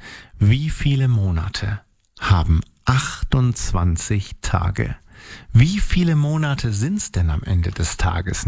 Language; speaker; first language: German; native; German